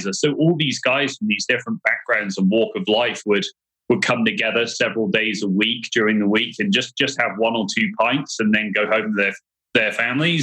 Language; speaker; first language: English; native; English